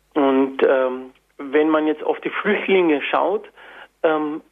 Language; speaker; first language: German; non-native, fluent; Turkish